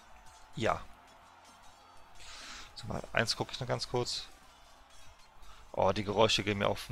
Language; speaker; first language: German; native; German